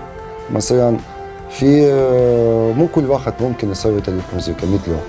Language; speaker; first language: Arabic; non-native, learner; Russian